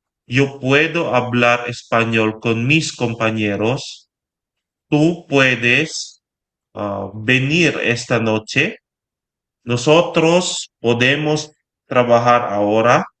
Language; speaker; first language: Spanish; non-native, learner; Filipino